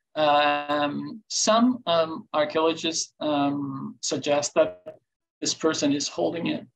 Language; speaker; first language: English; non-native, fluent; Turkish